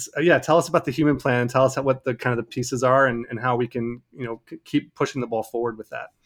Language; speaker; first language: English; native; English